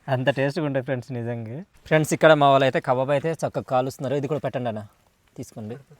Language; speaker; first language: Telugu; native; Telugu